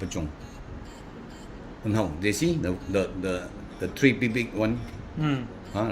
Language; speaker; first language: English; non-native, local second language; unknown